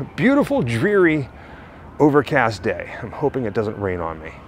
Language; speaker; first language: English; native; English